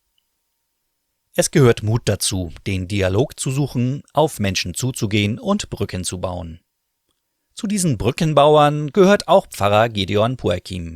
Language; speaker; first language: German; native; German